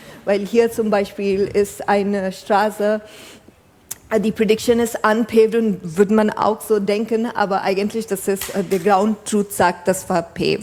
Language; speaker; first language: German; non-native, fluent; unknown